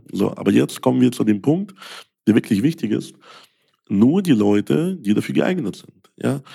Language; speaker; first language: German; early bilingual, other home language; Russian